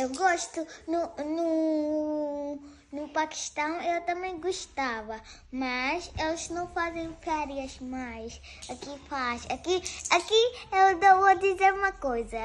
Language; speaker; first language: Portuguese; early bilingual, other home language; Urdu